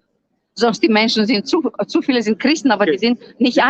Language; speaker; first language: German; non-native, fluent; Greek